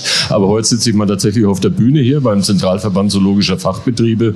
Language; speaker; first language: German; native; German